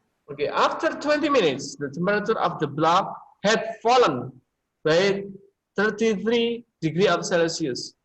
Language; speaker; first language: English; non-native, learner; Indonesian